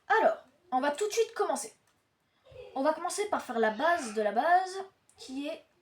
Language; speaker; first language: French; native; French